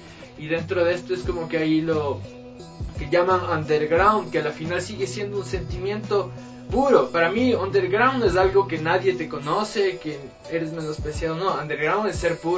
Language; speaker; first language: Spanish; native; Spanish